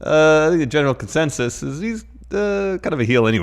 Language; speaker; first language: English; native; English